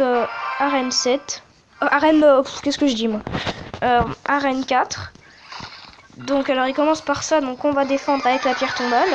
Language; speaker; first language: French; native; French